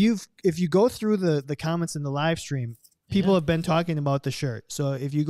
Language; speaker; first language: English; native; English